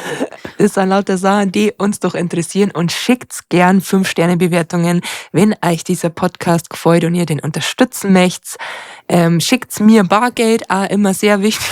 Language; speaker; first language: German; native; German